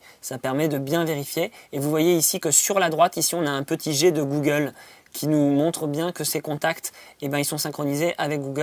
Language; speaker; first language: French; native; French